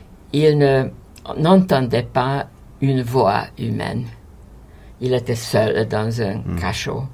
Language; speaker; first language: French; non-native, fluent; Hungarian